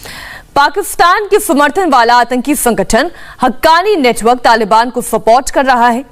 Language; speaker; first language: Hindi; native; Hindi